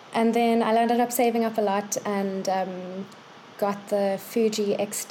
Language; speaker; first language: English; native; English